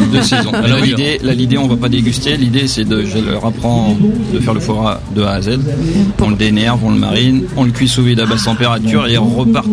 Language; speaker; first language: French; native; French